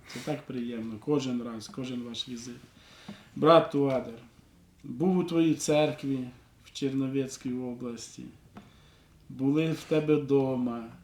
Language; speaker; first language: Ukrainian; non-native, local second language; Russian